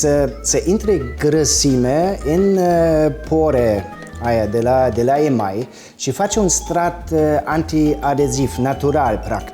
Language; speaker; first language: Romanian; non-native, fluent; German